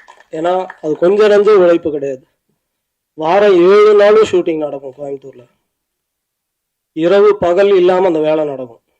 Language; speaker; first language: Tamil; native; Tamil